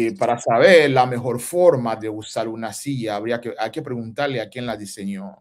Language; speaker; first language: Spanish; non-native, fluent; Haitian Creole